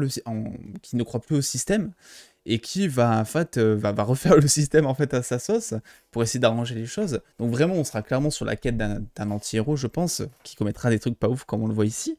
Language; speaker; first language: French; native; French